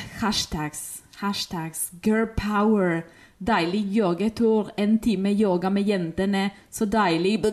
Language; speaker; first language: Norwegian; non-native, fluent; Spanish